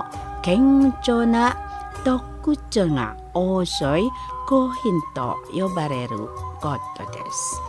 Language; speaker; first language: Japanese; non-native, fluent; Indonesian